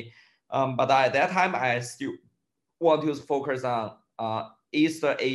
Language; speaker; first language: English; non-native, fluent; Chinese